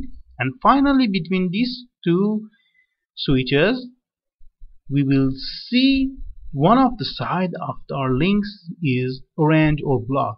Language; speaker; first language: English; non-native, fluent; Persian